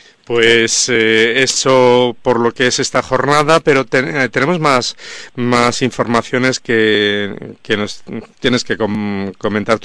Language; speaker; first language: Spanish; native; Spanish